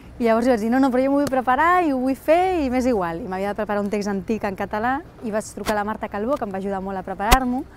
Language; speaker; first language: Catalan; non-native, local second language; Spanish